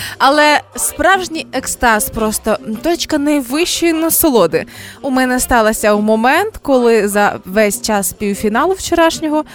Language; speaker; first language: Ukrainian; native; Ukrainian